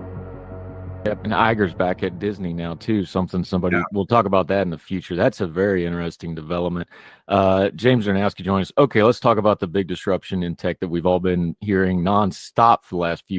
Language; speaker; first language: English; native; English